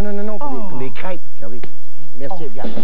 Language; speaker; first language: French; native; French